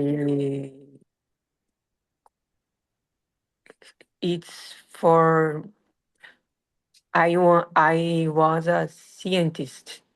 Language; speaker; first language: English; non-native, learner; Portuguese